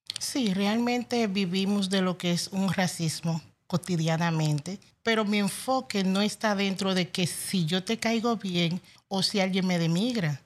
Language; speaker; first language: Spanish; non-native, fluent; Haitian Creole